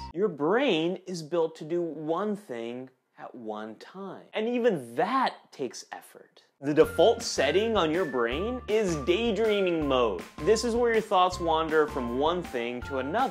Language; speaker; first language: English; native; English